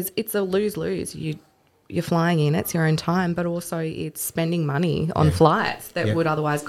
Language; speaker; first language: English; native; English